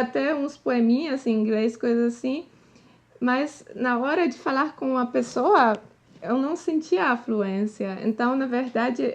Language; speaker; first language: Portuguese; non-native, fluent; Polish